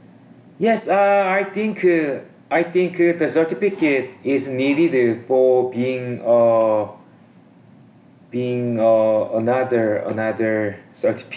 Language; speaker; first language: English; non-native, learner; Korean